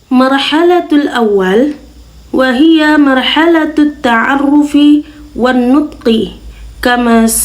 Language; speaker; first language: Arabic; non-native, learner; Indonesian